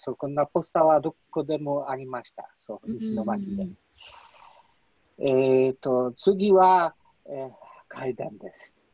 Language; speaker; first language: Japanese; non-native, learner; Polish